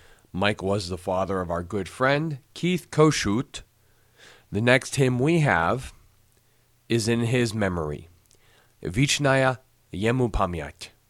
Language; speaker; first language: English; native; English